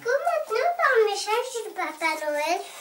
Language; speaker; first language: French; native; French